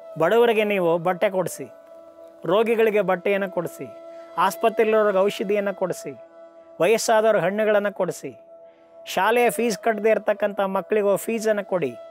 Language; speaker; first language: Kannada; native; Kannada